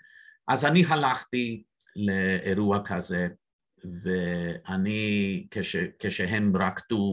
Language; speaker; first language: Hebrew; non-native, fluent; English